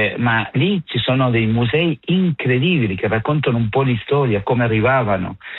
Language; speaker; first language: Italian; non-native, fluent; Spanish